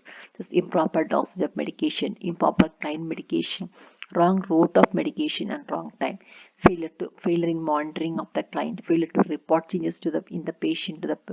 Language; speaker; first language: English; non-native, local second language; Malayalam